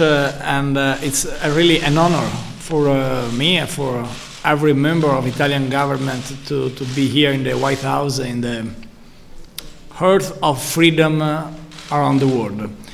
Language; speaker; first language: English; non-native, learner; Italian